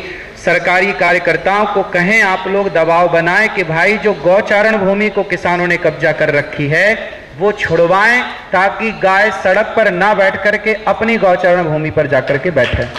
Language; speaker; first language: Hindi; native; Hindi